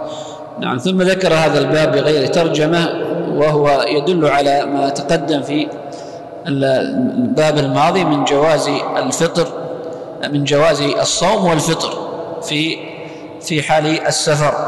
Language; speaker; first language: Arabic; native; Arabic